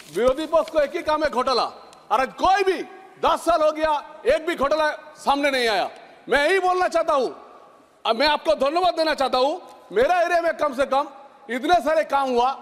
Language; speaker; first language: Hindi; non-native, local second language; Bangla